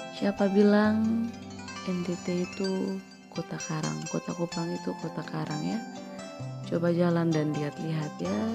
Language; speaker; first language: Indonesian; native; Indonesian